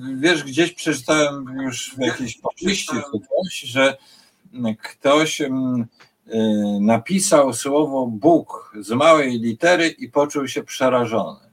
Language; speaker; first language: Polish; native; Polish